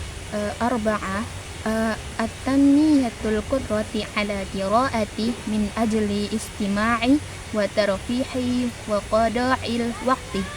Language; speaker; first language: Arabic; non-native, learner; Indonesian